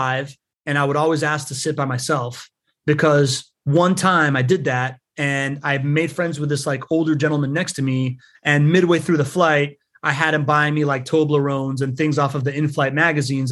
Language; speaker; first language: English; early bilingual, other home language; Spanish